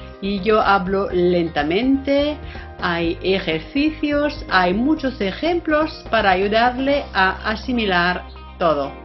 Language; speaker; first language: Spanish; non-native, fluent; Italian